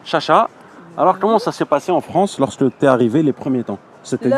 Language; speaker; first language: French; native; French